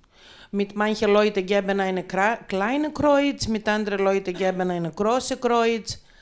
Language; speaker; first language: German; non-native, learner; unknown